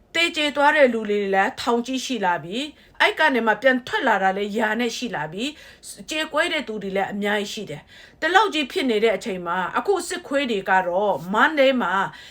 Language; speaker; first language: Burmese; native; Burmese